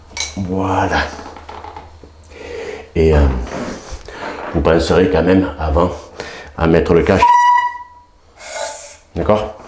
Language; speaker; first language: French; native; French